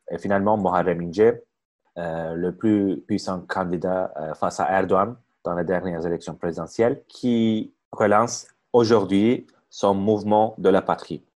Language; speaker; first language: French; non-native, fluent; Turkish